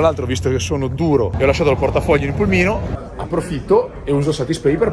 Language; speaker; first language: Italian; native; Italian